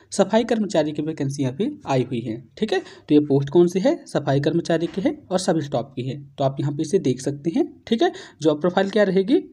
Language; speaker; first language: Hindi; native; Hindi